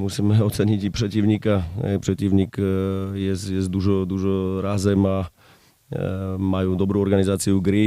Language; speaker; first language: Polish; non-native, learner; Slovak